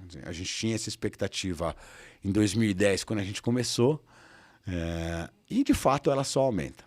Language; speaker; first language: Portuguese; native; Portuguese